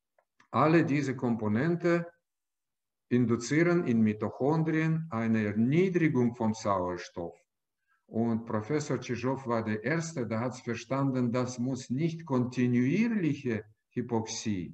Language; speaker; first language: German; non-native, fluent; Russian